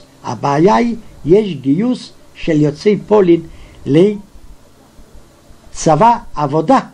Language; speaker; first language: Hebrew; non-native, fluent; Yiddish